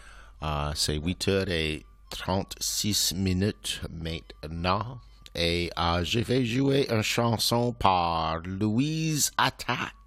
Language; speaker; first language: French; non-native, local second language; English